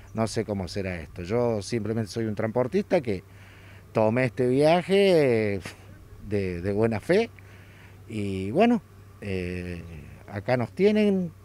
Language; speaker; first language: Spanish; native; Spanish